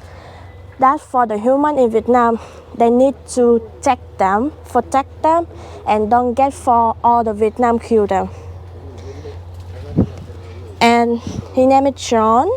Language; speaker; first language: English; non-native, learner; Vietnamese